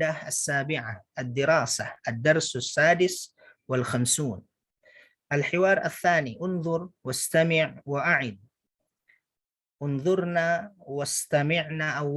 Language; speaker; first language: Arabic; non-native, fluent; Indonesian